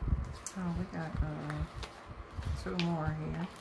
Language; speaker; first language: English; native; English